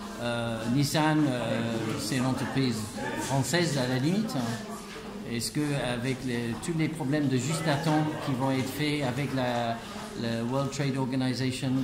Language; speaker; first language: French; non-native, fluent; English